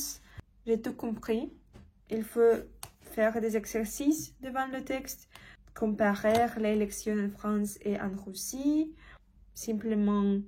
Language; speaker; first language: French; non-native, learner; Russian